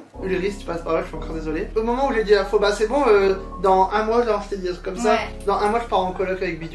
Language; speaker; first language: French; native; French